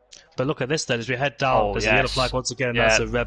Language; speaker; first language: English; native; English